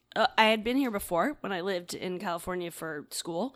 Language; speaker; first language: English; native; English